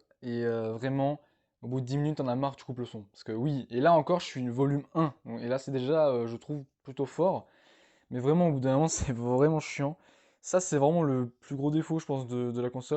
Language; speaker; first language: French; native; French